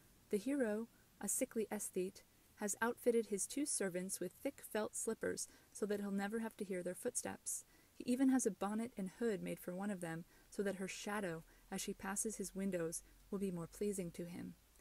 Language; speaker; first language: English; native; English